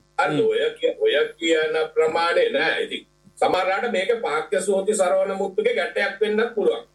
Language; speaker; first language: Sinhala; native; Sinhala